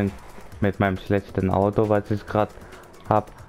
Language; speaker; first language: German; native; German